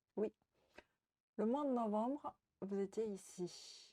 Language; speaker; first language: French; non-native, fluent; Japanese